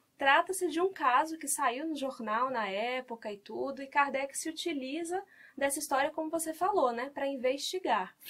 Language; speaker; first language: Portuguese; native; Portuguese